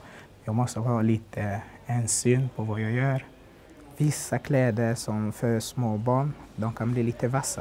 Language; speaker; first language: Swedish; non-native, fluent; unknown